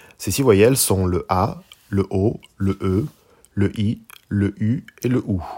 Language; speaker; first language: French; native; French